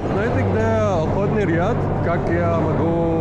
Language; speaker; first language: Russian; non-native, learner; Arabic